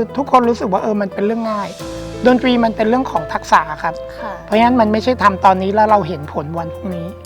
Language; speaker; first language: Thai; native; Thai